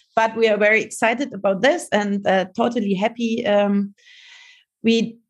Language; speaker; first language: English; non-native, learner; German